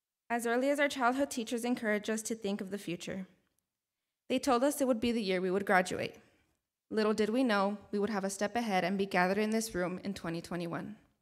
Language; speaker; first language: English; early bilingual, other home language; Spanish